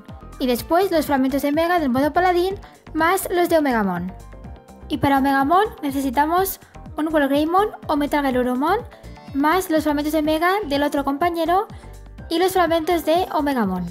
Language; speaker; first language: Spanish; native; Spanish